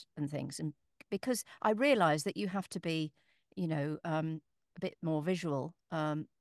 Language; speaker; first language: English; native; English